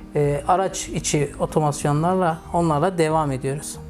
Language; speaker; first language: Turkish; native; Turkish